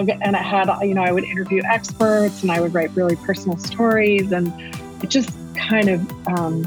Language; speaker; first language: English; native; English